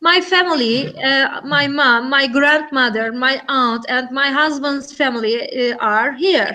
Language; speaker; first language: English; non-native, learner; Turkish